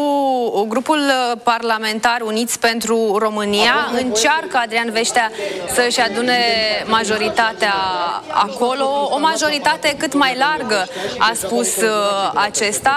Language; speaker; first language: Romanian; native; Romanian